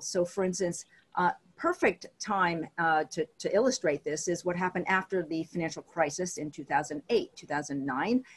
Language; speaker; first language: English; native; English